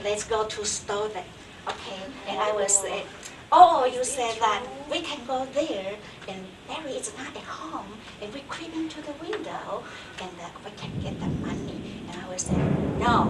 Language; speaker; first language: English; non-native, learner; Chinese